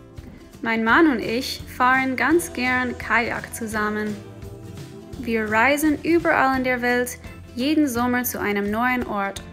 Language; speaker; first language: German; non-native, fluent; English